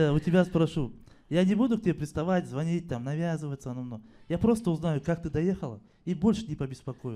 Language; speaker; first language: Russian; non-native, local second language; Kazakh